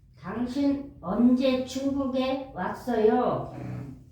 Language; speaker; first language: Korean; non-native, learner; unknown